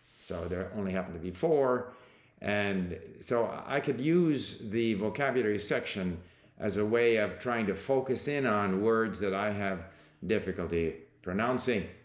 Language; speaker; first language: English; native; English